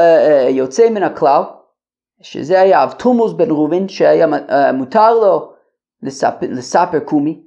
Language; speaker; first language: Hebrew; non-native, fluent; English